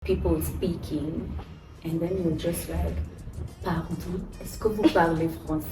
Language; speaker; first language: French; non-native, learner; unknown